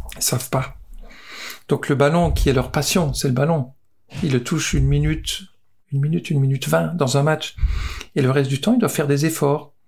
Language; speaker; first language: French; native; French